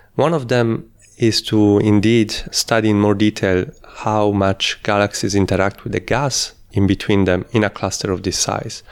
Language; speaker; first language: English; non-native, fluent; Italian